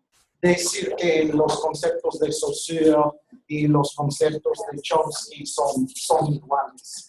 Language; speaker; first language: Spanish; non-native, fluent; English